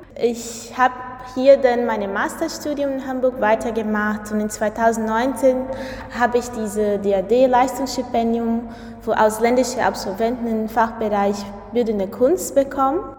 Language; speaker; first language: German; non-native, fluent; Portuguese